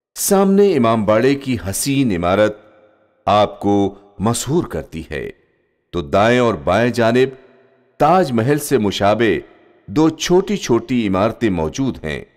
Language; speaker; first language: Urdu; native; Urdu